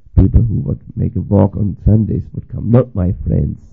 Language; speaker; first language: English; non-native, fluent; German